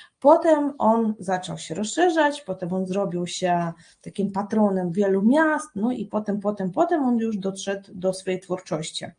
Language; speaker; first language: Polish; non-native, fluent; Russian